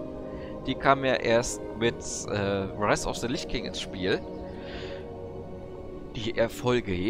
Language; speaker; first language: German; native; German